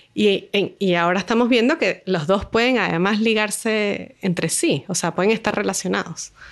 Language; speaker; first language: Spanish; native; Spanish